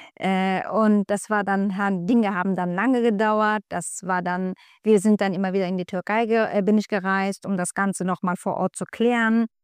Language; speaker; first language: German; non-native, fluent; Turkish